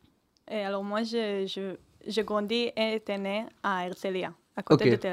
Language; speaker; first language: French; early bilingual, heritage; Hebrew